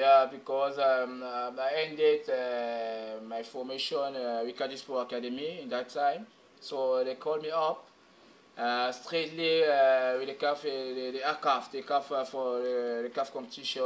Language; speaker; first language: English; non-native, local second language; French